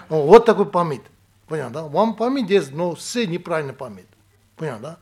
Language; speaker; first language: Russian; non-native, learner; Tibetan